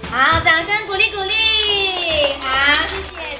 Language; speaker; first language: Chinese; native; Chinese